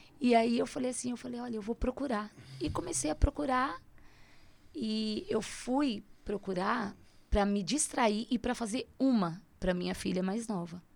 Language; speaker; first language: Portuguese; native; Portuguese